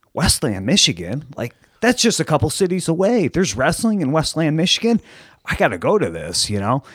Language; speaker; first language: English; native; English